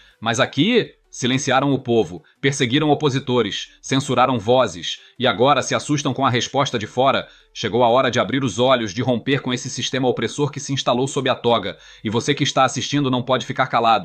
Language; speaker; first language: Portuguese; native; Portuguese